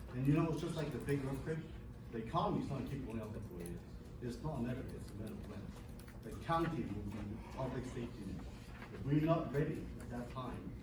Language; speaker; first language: English; non-native, local second language; Cantonese